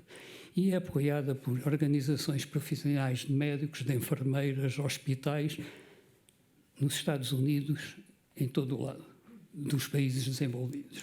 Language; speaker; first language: Portuguese; native; Portuguese